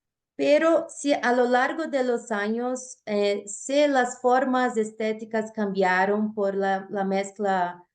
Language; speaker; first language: Spanish; non-native, fluent; Portuguese